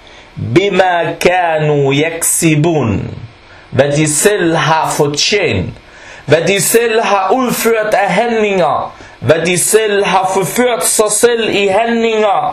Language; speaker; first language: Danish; non-native, fluent; Arabic